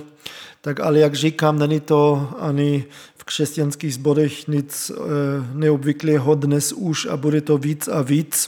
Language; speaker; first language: Czech; non-native, fluent; German